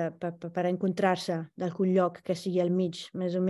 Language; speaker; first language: Catalan; non-native, fluent; Italian